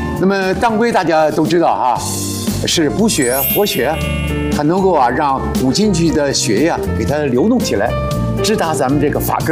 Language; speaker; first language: Chinese; native; Chinese